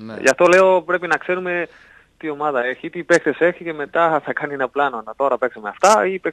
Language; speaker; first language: Greek; non-native, learner; Spanish